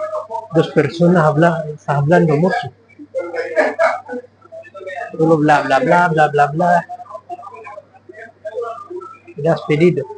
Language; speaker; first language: Spanish; non-native, learner; Filipino